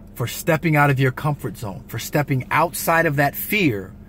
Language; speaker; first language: English; native; English